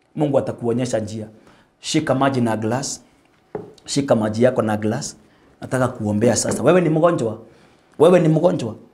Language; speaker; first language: Swahili; non-native, local second language; Meru